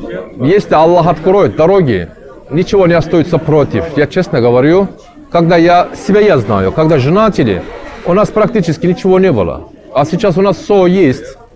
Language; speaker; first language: Russian; non-native, learner; Turkish